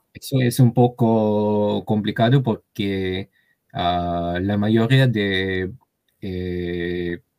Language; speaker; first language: Spanish; non-native, learner; Chinese